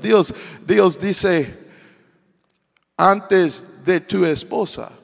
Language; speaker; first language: Spanish; non-native, learner; English